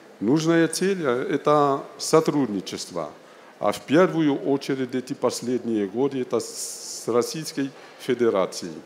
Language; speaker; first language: Russian; non-native, fluent; Arabic